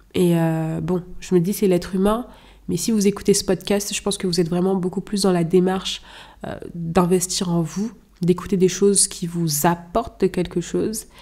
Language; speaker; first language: French; non-native, local second language; Lingala